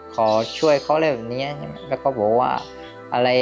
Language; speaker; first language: Thai; native; Thai